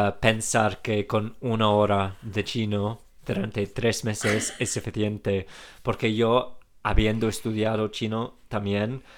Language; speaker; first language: Spanish; non-native, fluent; English